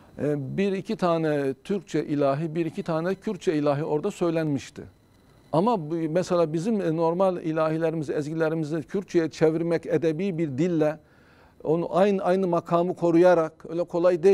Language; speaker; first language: Turkish; native; Turkish